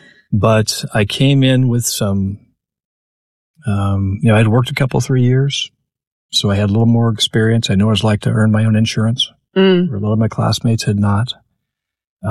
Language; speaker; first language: English; native; English